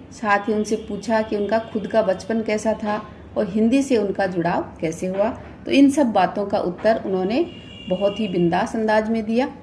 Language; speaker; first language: Hindi; native; Hindi